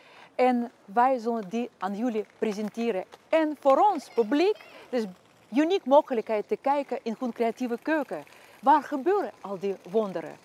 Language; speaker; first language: Dutch; non-native, fluent; Russian